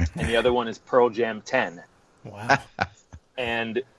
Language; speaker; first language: English; native; English